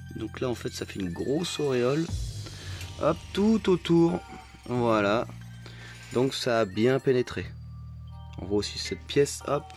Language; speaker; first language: French; native; French